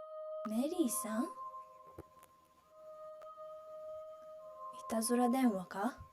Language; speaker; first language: Japanese; non-native, fluent; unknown